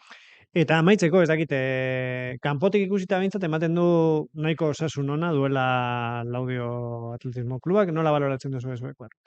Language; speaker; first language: Basque; native; Basque